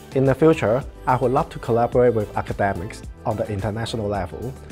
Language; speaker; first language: English; non-native, local second language; Cantonese